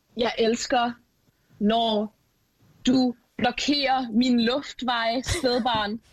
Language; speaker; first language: Danish; native; Danish